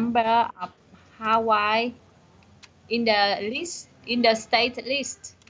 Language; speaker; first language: English; non-native, learner; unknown